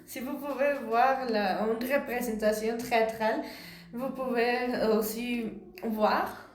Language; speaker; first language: French; non-native, learner; Spanish